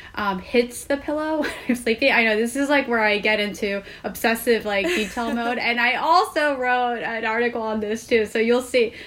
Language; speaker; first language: English; non-native, fluent; Korean